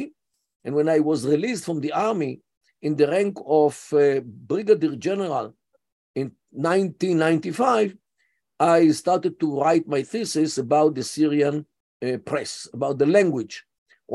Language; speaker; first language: English; non-native, fluent; Yiddish